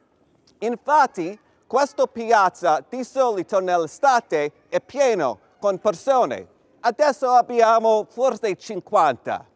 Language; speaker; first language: Italian; non-native, learner; English